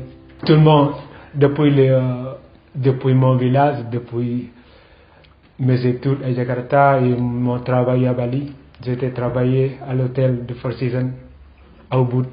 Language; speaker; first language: French; non-native, fluent; Indonesian